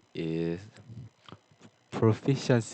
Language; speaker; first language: English; non-native, learner; Korean